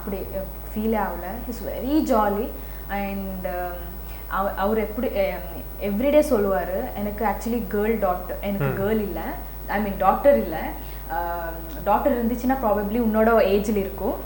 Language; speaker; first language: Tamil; non-native, learner; Kannada